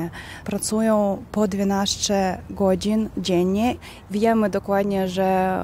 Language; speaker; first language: Polish; non-native, learner; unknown